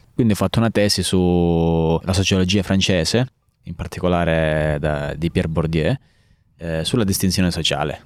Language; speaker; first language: Italian; native; Italian